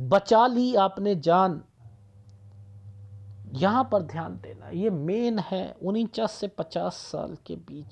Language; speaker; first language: Hindi; native; Hindi